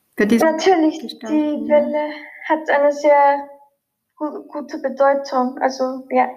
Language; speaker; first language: German; early bilingual, other home language; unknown